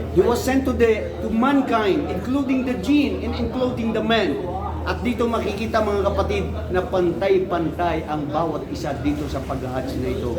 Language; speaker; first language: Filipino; non-native, local second language; Maranao